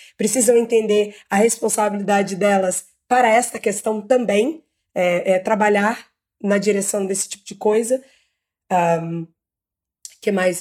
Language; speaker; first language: Portuguese; native; Portuguese